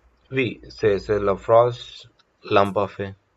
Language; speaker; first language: French; non-native, learner; Telugu